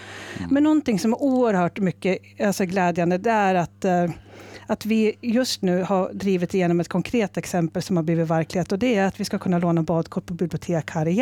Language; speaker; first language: Swedish; native; Swedish